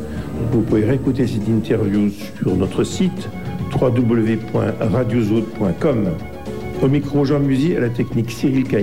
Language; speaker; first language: French; native; French